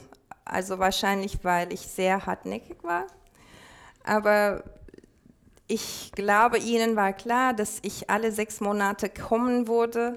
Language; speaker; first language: German; non-native, fluent; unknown